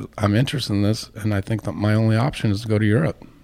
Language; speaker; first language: English; native; English